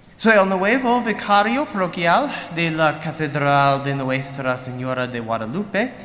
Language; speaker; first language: Spanish; non-native, learner; English